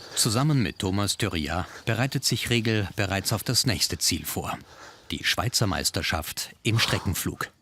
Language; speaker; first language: German; native; German